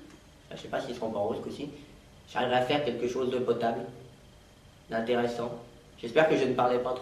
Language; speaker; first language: French; native; French